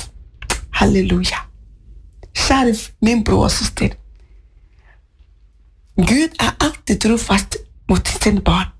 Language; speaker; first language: Norwegian; non-native, fluent; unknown